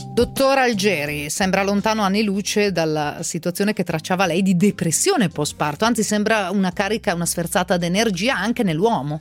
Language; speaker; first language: Italian; native; Italian